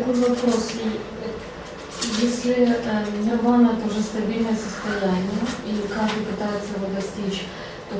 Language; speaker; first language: Russian; native; Russian